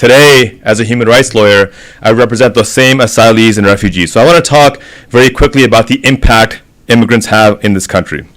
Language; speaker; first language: English; native; English